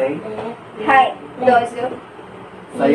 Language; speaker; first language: Japanese; non-native, learner; Filipino